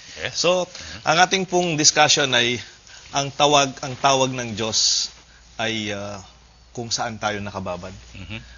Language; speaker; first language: Filipino; native; Filipino